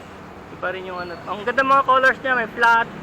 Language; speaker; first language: Filipino; native; Filipino